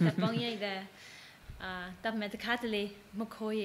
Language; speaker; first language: Burmese; non-native, learner; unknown